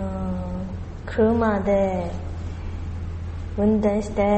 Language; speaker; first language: Japanese; non-native, learner; Chinese